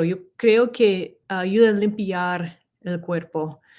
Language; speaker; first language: Spanish; non-native, learner; English